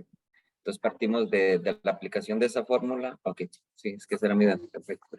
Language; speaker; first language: Spanish; native; Spanish